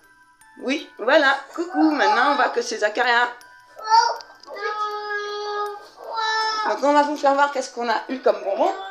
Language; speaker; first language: French; native; French